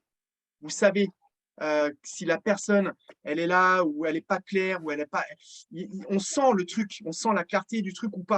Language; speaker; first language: French; native; French